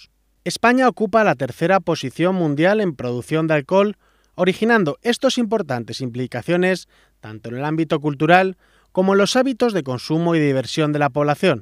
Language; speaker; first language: Spanish; native; Spanish